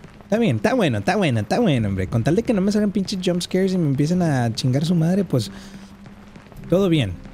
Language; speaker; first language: Spanish; early bilingual, heritage; Spanish